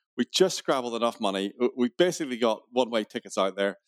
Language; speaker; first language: English; native; English